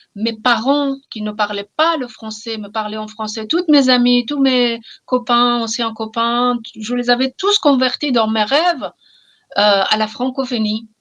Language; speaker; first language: French; non-native, fluent; Persian